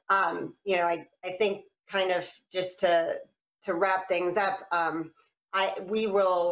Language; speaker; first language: English; native; English